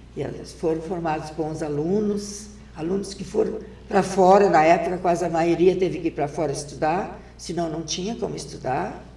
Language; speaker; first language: Portuguese; non-native, local second language; German